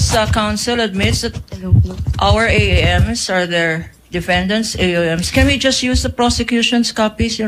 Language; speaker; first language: English; non-native, local second language; Filipino